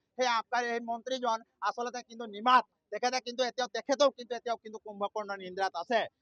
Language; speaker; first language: Assamese; non-native, local second language; Sadri